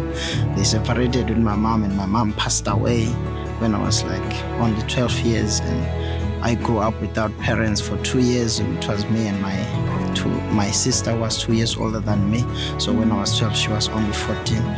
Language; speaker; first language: English; non-native, local second language; Swati